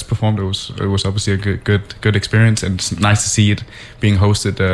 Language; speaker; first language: English; non-native, fluent; Danish